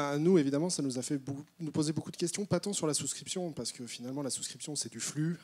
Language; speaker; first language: French; native; French